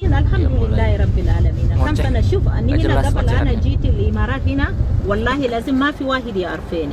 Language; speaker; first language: Arabic; non-native, learner; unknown